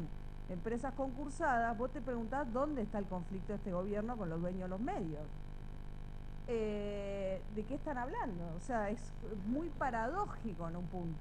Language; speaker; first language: Spanish; native; Spanish